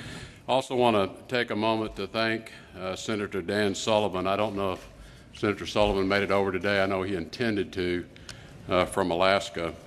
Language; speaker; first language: English; native; English